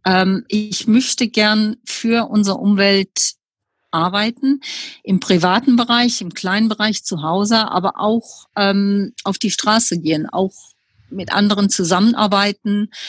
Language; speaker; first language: German; non-native, fluent; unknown